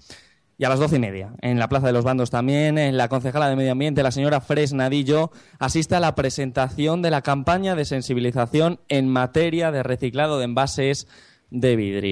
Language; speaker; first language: Spanish; native; Spanish